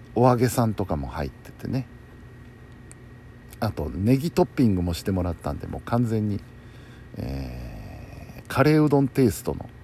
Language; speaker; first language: Japanese; native; Japanese